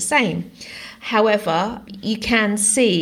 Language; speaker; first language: English; non-native, local second language; Greek